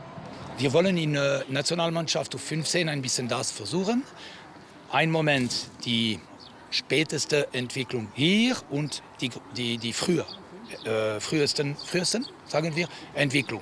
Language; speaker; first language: German; non-native, local second language; French